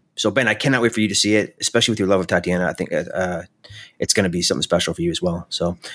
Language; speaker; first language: English; native; English